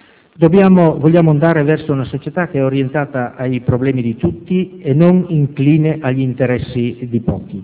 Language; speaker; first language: Italian; native; Italian